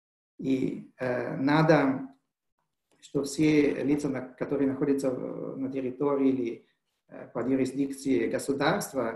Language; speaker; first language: Russian; non-native, fluent; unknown